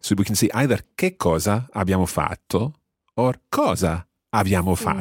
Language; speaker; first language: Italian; non-native, fluent; English